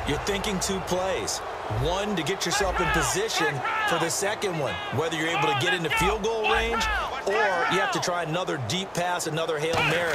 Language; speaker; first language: English; native; English